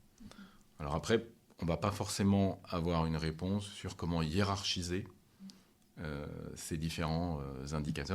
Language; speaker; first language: French; native; French